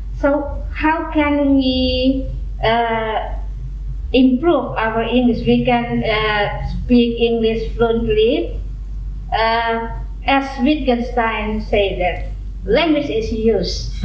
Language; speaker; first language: English; non-native, fluent; Indonesian